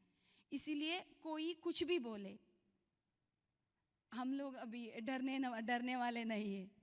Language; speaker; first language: Hindi; non-native, local second language; Kannada